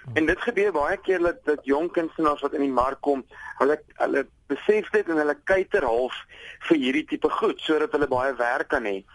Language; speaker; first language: Afrikaans; native; Afrikaans